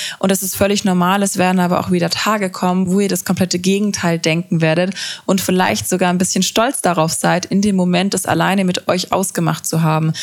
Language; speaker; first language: German; native; German